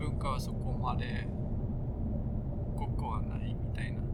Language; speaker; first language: Japanese; non-native, fluent; Dutch